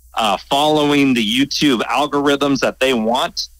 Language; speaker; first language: English; native; English